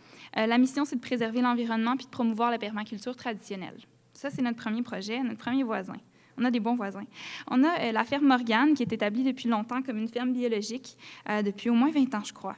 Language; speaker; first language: French; native; French